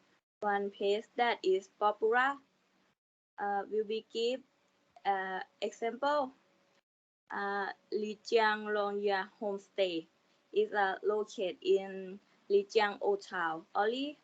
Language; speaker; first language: English; non-native, learner; Thai